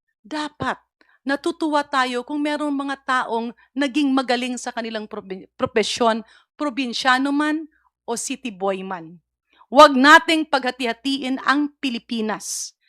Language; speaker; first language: Filipino; non-native, local second language; Cebuano